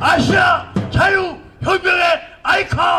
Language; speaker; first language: Korean; native; Korean